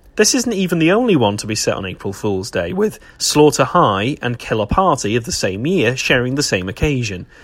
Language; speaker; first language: English; native; English